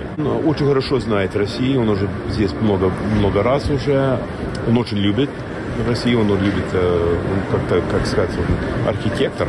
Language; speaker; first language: Russian; non-native, learner; English